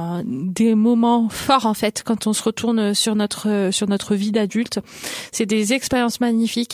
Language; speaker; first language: French; native; French